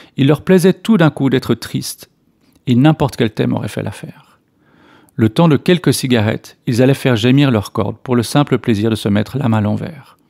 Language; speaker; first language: French; native; French